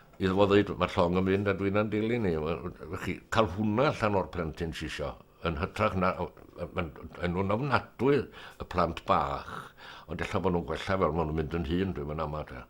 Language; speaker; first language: Welsh; native; Welsh